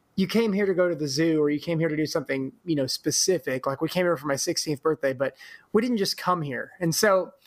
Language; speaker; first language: English; native; English